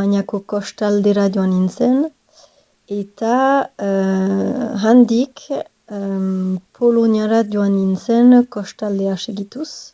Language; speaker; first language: Basque; non-native, local second language; French